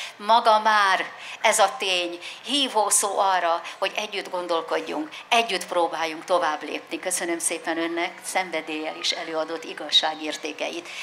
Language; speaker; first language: Hungarian; native; Hungarian